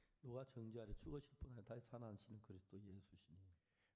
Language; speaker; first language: Korean; native; Korean